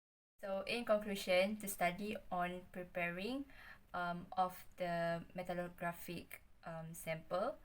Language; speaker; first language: English; non-native, local second language; Malay